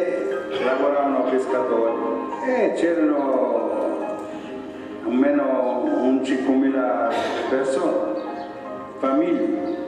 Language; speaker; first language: Italian; early bilingual, heritage; Italian